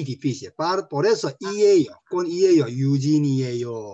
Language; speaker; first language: Spanish; non-native, learner; Korean